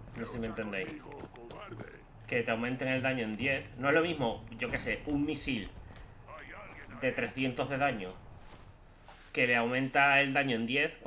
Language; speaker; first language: Spanish; native; Spanish